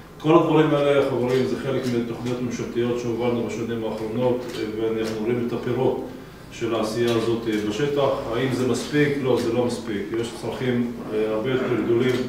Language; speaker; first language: Hebrew; non-native, local second language; Arabic